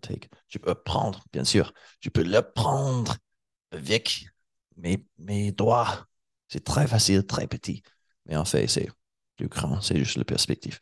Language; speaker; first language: French; non-native, learner; English